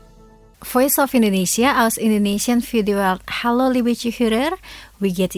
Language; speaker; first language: German; non-native, learner; Indonesian